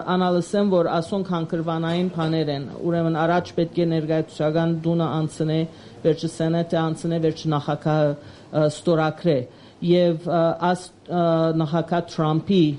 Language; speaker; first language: Armenian; early bilingual, heritage; Armenian